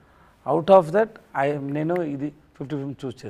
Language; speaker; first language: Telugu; non-native, learner; Tamil